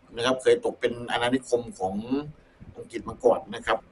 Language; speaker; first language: Thai; native; Thai